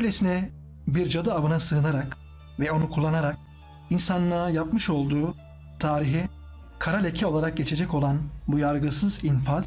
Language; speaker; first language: Turkish; native; Turkish